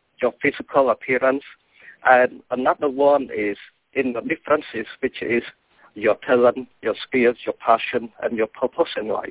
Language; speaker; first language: English; non-native, fluent; Khmer